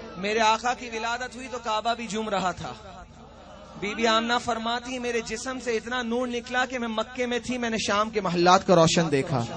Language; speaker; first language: Urdu; non-native, local second language; Punjabi